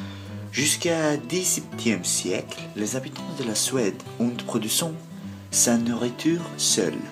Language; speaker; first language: French; non-native, learner; Swedish